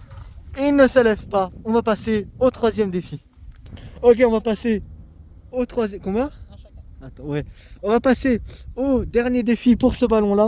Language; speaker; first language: French; native; French